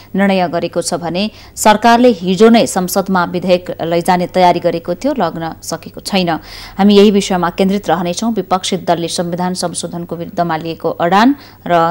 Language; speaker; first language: Nepali; native; Nepali